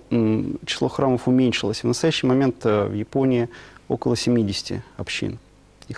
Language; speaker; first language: Russian; native; Russian